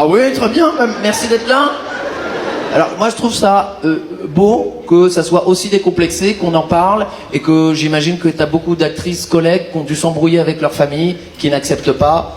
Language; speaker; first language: French; native; French